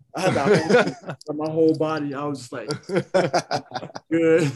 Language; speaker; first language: English; non-native, fluent; Haitian Creole